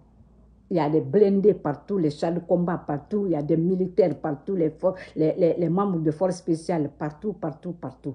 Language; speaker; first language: French; non-native, local second language; Susu